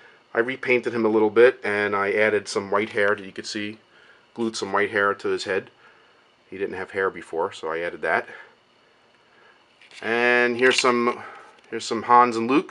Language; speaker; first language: English; native; English